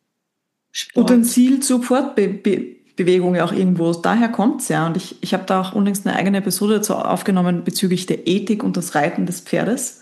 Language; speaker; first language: German; native; German